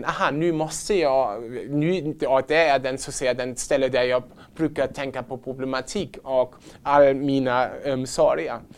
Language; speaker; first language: Swedish; non-native, fluent; German